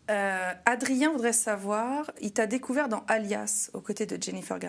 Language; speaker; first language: French; native; French